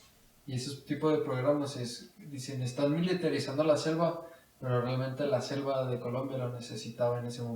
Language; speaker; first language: Spanish; native; Spanish